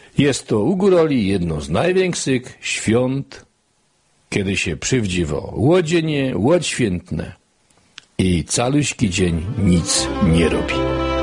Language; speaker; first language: Polish; native; Polish